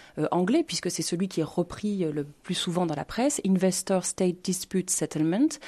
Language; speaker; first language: French; native; French